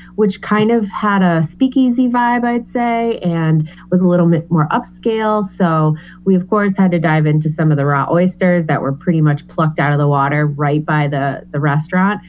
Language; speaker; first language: English; native; English